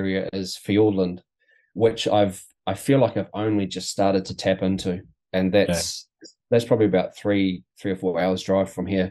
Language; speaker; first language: English; native; English